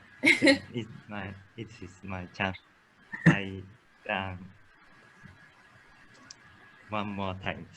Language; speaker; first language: English; non-native, learner; Japanese